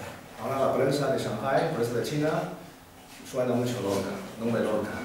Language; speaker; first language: Spanish; non-native, fluent; Chinese